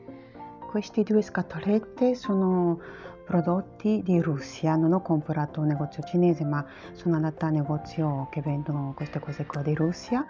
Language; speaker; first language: Italian; non-native, learner; Japanese